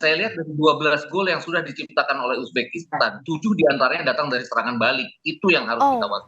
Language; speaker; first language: Indonesian; native; Indonesian